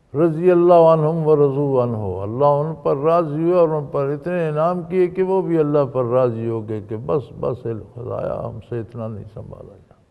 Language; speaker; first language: Urdu; non-native, local second language; Punjabi